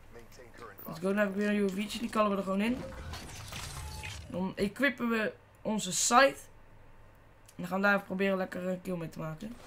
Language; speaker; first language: Dutch; native; Dutch